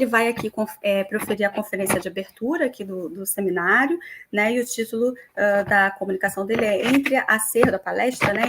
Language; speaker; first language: Portuguese; native; Portuguese